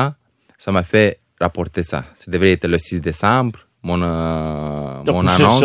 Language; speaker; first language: French; non-native, fluent; Romanian